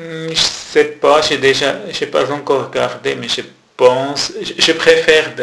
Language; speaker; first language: French; non-native, local second language; German